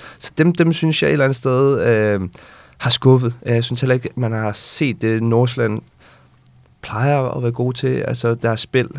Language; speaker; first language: Danish; native; Danish